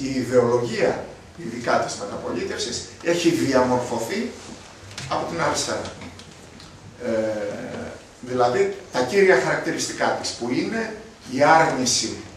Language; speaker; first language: Greek; native; Greek